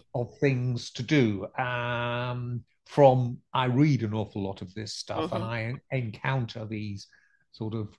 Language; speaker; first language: English; native; English